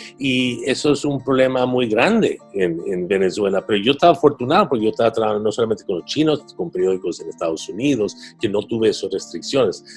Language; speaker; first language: Spanish; early bilingual, heritage; Spanish